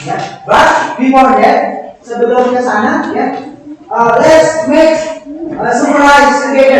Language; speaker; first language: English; non-native, learner; Indonesian